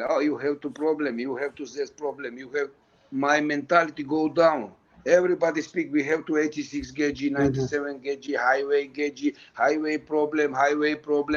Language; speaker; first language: English; non-native, learner; Georgian